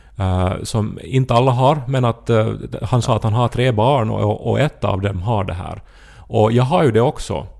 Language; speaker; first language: Swedish; native; Swedish